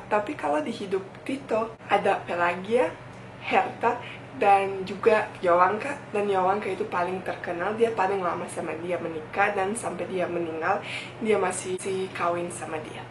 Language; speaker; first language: Indonesian; non-native, fluent; Bosnian